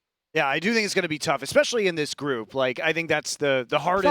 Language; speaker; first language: English; native; English